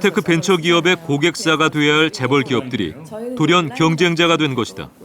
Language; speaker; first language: Korean; native; Korean